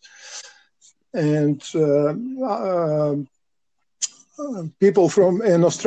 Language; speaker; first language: English; non-native, fluent; Russian